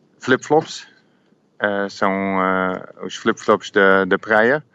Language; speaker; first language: Portuguese; non-native, learner; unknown